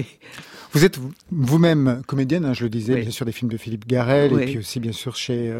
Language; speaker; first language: French; native; French